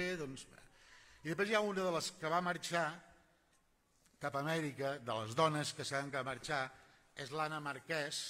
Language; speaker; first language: Catalan; native; Catalan